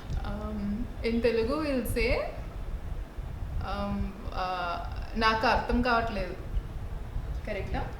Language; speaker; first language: Telugu; non-native, learner; Tamil